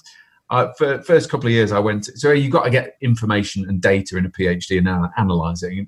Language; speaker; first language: English; native; English